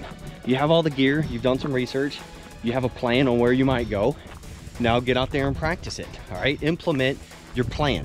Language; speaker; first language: English; native; English